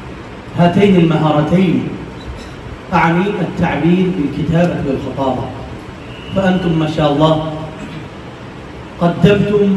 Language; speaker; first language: Arabic; non-native, fluent; Bangla